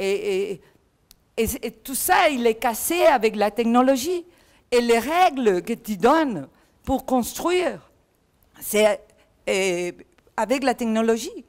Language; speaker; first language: French; non-native, learner; Catalan